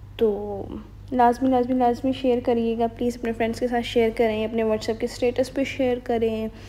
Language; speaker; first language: Urdu; native; Urdu